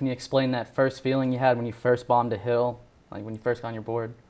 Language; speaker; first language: English; native; English